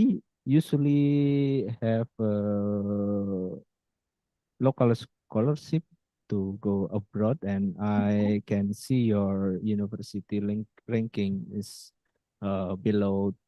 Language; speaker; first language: English; non-native, fluent; Indonesian